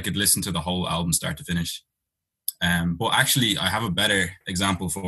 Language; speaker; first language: English; native; English